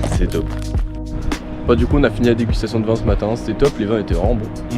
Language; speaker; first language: French; native; French